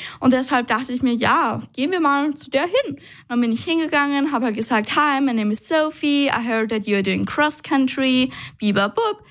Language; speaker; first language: German; native; German